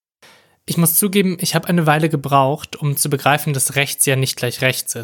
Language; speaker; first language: German; native; German